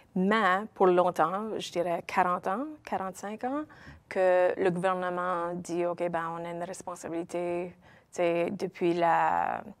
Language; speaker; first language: French; native; French